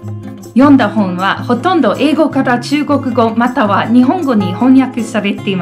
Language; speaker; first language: Japanese; non-native, fluent; English